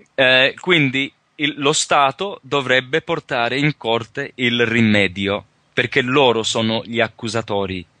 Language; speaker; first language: Italian; early bilingual, heritage; Italian